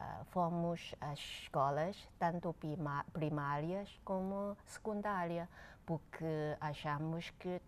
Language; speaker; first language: Portuguese; non-native, local second language; Chinese